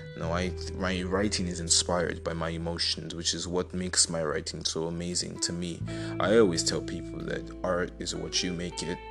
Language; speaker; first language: English; non-native, local second language; Igbo